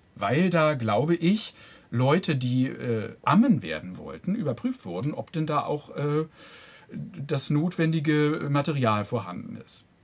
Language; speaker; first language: German; native; German